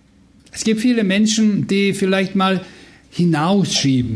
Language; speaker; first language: German; non-native, fluent; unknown